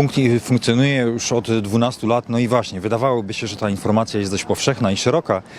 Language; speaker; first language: Polish; native; Polish